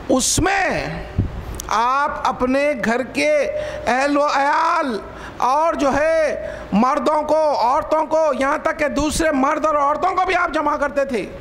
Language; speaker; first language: Urdu; native; Urdu